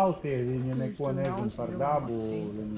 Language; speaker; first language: Latvian; non-native, local second language; Russian